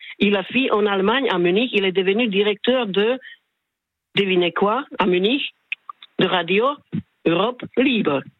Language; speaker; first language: French; non-native, fluent; Slovak